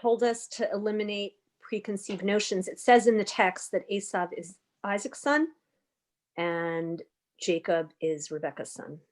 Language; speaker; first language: English; native; English